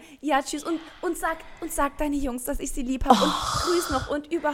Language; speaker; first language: German; native; German